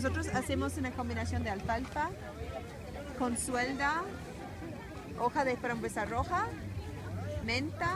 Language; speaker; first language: Spanish; non-native, fluent; English